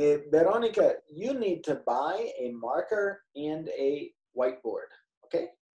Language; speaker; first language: English; native; English